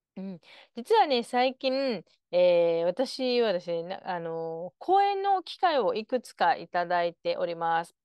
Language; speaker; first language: Japanese; native; Japanese